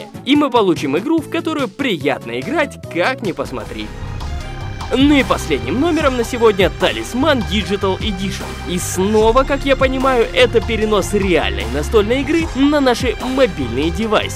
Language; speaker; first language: Russian; native; Russian